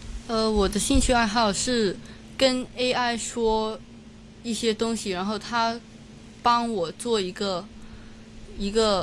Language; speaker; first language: Chinese; non-native, learner; Cantonese